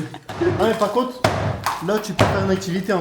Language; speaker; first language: French; native; French